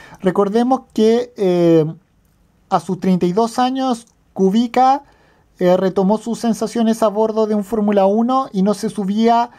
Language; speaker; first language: Spanish; native; Spanish